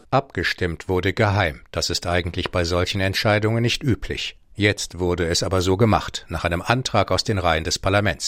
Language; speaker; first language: German; native; German